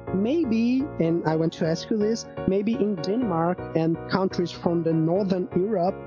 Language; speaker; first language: English; non-native, fluent; Portuguese